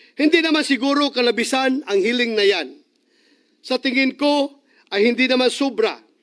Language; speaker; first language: Filipino; non-native, local second language; Cebuano